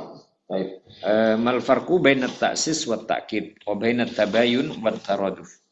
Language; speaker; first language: Arabic; non-native, fluent; Indonesian